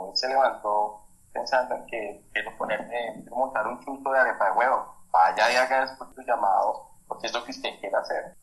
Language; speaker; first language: Spanish; native; Spanish